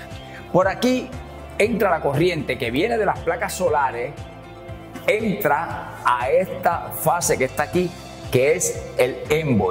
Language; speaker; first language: Spanish; native; Spanish